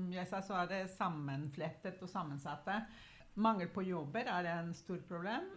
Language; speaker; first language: Norwegian; non-native, fluent; Spanish